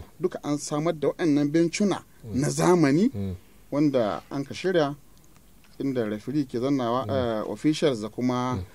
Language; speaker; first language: Hausa; native; Hausa